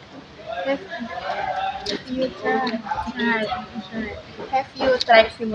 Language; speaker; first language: English; non-native, learner; Indonesian